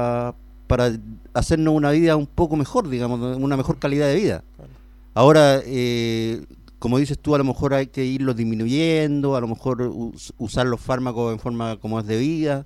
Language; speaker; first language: Spanish; native; Spanish